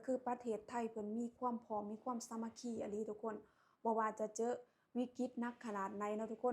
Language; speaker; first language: Thai; non-native, local second language; Lao